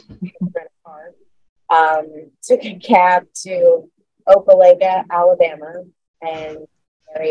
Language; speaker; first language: English; native; English